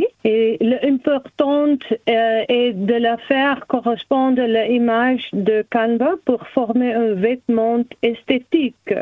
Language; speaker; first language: French; non-native, learner; German